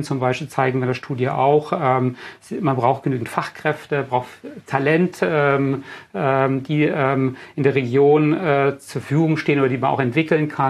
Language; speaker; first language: German; native; German